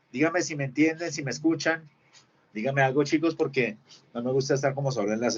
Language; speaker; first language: Spanish; native; Spanish